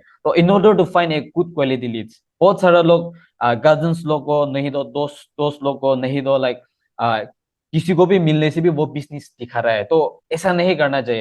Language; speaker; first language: Hindi; non-native, local second language; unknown